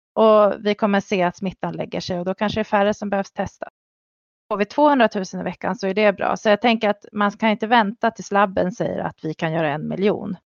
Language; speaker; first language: Swedish; native; Swedish